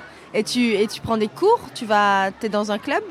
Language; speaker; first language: French; native; French